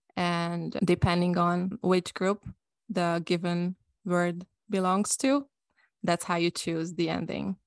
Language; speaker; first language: English; non-native, fluent; Hungarian